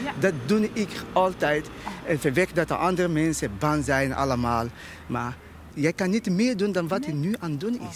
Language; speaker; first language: Dutch; non-native, fluent; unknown